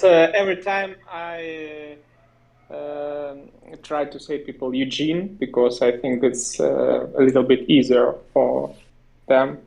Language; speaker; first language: English; non-native, learner; Russian